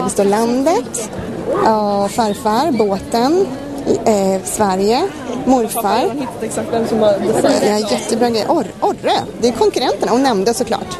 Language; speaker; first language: Swedish; native; Swedish